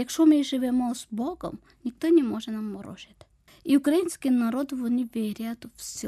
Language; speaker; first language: Ukrainian; non-native, fluent; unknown